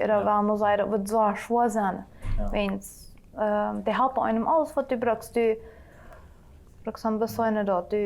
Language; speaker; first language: German; non-native, local second language; Plautdietsch